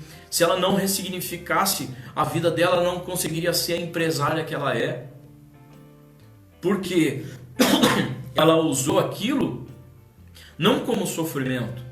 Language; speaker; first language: Portuguese; native; Portuguese